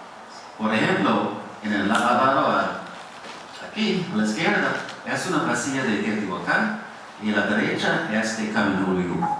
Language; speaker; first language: Spanish; non-native, fluent; English